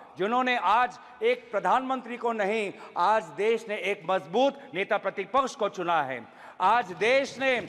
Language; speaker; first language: Hindi; non-native, local second language; Assamese